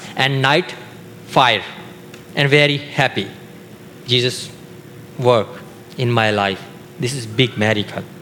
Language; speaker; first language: English; non-native, learner; Urdu